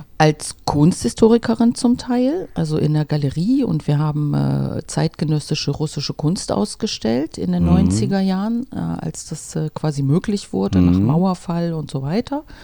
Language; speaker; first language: German; native; German